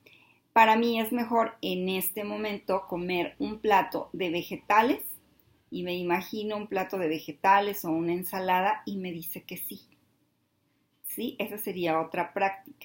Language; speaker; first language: Spanish; native; Spanish